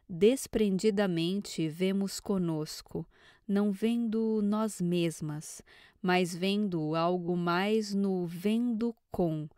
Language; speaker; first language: Portuguese; native; Portuguese